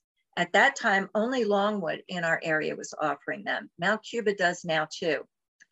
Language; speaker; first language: English; native; English